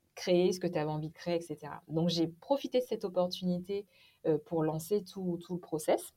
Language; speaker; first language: French; native; French